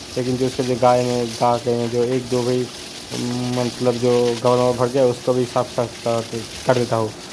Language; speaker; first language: Hindi; non-native, local second language; Bangla